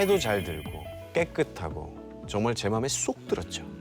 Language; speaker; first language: Korean; native; Korean